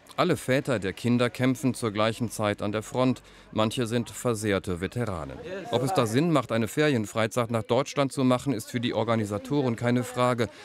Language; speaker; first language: German; native; German